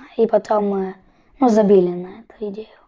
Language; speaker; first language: Russian; early bilingual, heritage; Russian